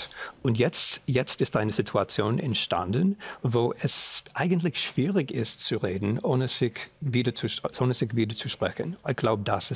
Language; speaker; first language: German; non-native, fluent; English